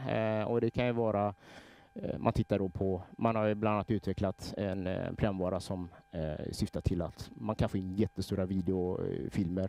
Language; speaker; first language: Swedish; native; Swedish